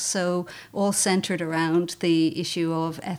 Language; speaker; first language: English; native; English